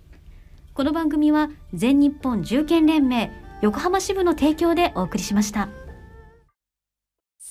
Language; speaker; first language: Japanese; native; Japanese